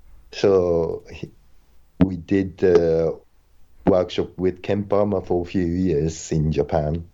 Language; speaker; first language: English; non-native, fluent; Japanese